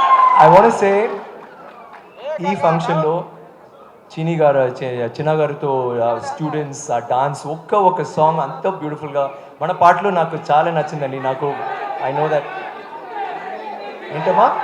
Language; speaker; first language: Telugu; non-native, local second language; Tamil